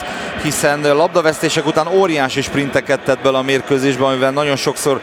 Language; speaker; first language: Hungarian; native; Hungarian